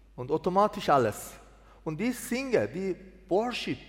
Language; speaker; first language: German; non-native, learner; Persian